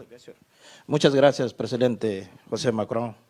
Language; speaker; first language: Spanish; non-native, fluent; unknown